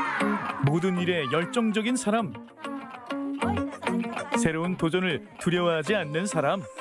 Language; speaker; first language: Korean; native; Korean